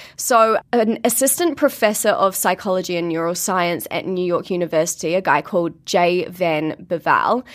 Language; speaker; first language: English; native; English